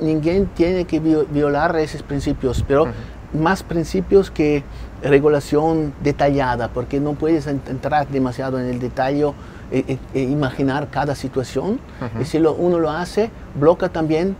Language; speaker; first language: Spanish; non-native, fluent; German